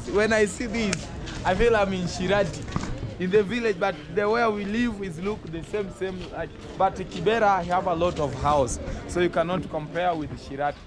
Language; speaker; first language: English; non-native, learner; Swahili